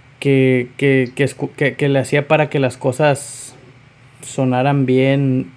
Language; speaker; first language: Spanish; native; Spanish